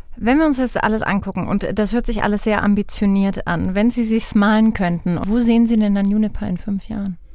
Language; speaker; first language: German; native; German